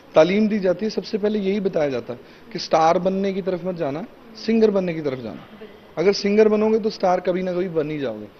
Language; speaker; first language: Hindi; native; Hindi